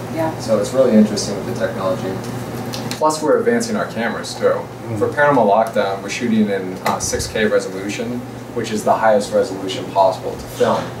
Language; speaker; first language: English; native; English